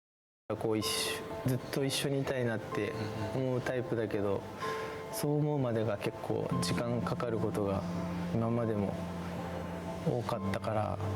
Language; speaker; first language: Japanese; native; Japanese